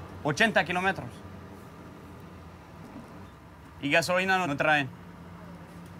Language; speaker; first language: Spanish; non-native, learner; French